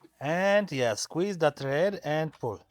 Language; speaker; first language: English; non-native, learner; Polish